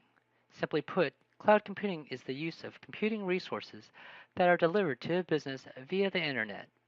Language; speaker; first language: English; native; English